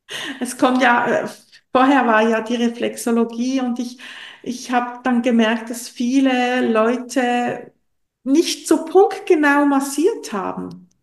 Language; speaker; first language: German; non-native, local second language; French